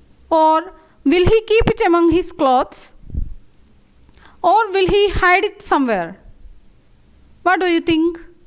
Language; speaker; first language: English; non-native, local second language; Malayalam